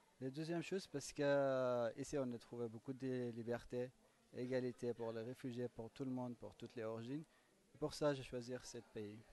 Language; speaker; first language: French; non-native, learner; Kurdish